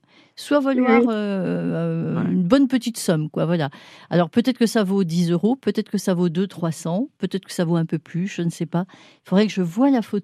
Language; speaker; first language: French; native; French